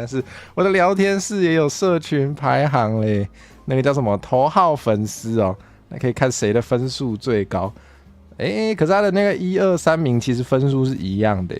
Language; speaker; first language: Chinese; native; Chinese